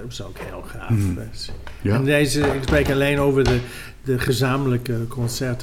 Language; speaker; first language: Dutch; non-native, fluent; English